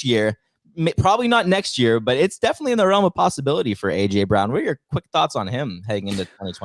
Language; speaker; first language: English; native; English